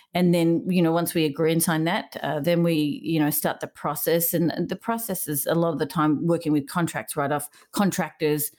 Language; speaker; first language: English; native; English